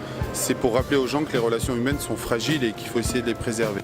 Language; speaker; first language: French; native; French